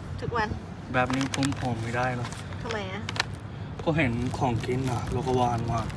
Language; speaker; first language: Thai; non-native, learner; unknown